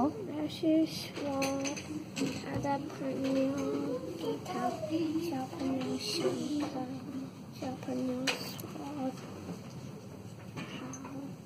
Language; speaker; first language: Chinese; non-native, learner; English